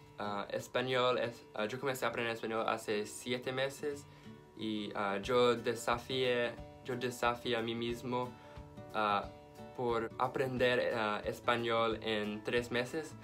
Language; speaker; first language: Spanish; non-native, learner; English